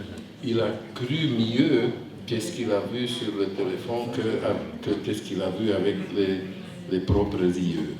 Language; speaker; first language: French; non-native, fluent; Hungarian